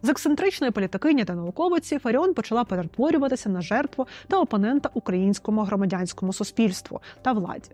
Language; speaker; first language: Ukrainian; non-native, local second language; Russian